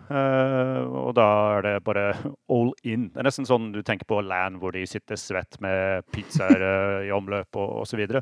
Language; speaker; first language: Norwegian; non-native, fluent; English